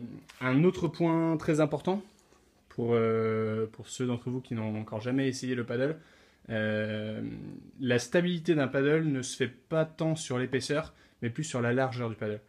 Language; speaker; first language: French; native; French